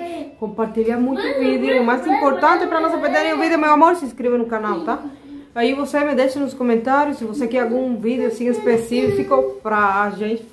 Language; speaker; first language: Portuguese; non-native, fluent; Spanish